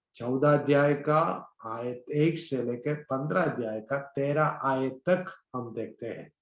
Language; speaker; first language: Hindi; non-native, local second language; Malayalam